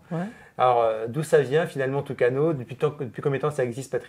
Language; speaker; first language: French; native; French